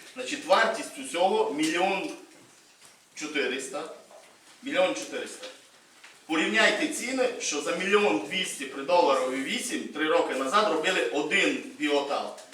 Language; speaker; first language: Ukrainian; native; Ukrainian